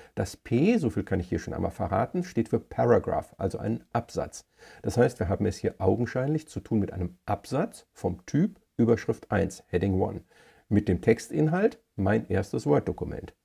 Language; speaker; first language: German; native; German